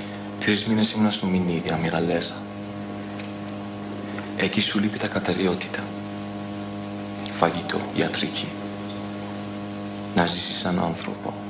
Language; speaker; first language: Greek; non-native, learner; Persian